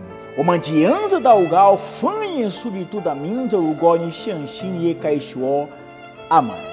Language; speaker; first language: Chinese; non-native, fluent; Portuguese